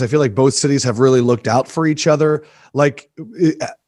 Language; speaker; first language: English; native; English